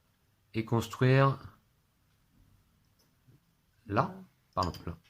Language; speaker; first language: French; native; French